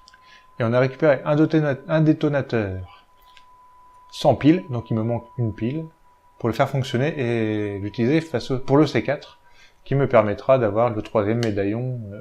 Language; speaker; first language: French; native; French